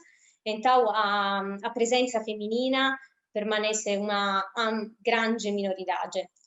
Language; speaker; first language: Portuguese; non-native, fluent; Italian